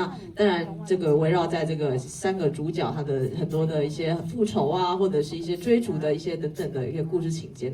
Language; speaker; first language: Chinese; native; Chinese